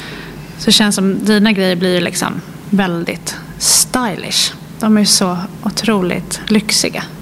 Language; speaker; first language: Swedish; native; Swedish